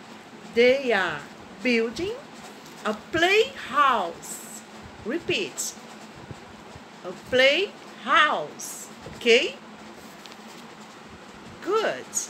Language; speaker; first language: English; non-native, learner; Portuguese